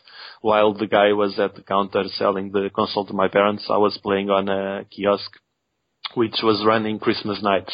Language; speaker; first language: English; non-native, fluent; Portuguese